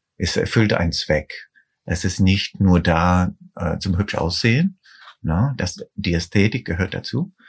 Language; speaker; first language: German; non-native, fluent; English